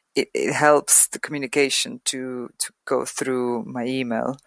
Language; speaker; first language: English; non-native, fluent; Spanish